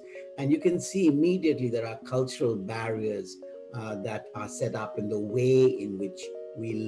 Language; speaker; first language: English; non-native, local second language; Tamil